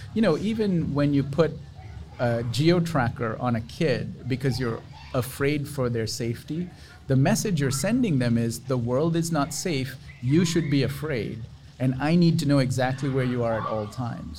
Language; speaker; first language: English; non-native, local second language; Sinhala